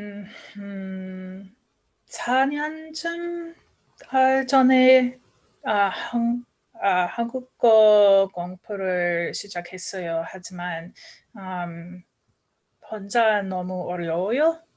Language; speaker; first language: Korean; non-native, learner; English